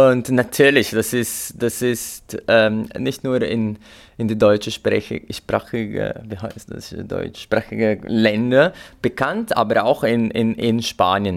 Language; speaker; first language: German; non-native, fluent; Portuguese